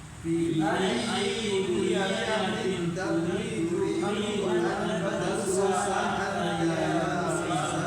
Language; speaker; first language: Arabic; non-native, learner; Indonesian